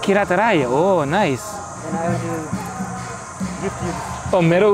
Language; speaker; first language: Nepali; non-native, learner; French